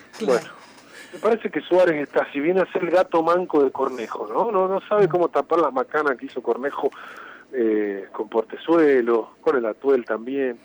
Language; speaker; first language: Spanish; native; Spanish